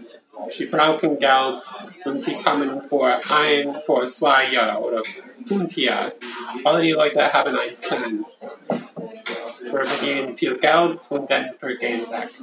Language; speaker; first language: German; non-native, learner; English